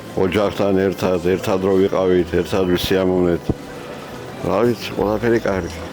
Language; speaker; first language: Georgian; non-native, local second language; Mingrelian